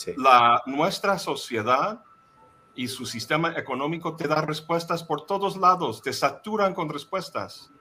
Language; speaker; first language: Spanish; non-native, fluent; English